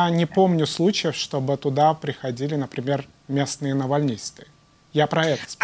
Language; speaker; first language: Russian; native; Russian